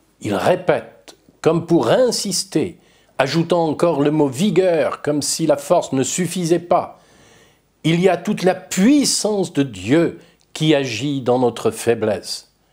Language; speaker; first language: French; native; French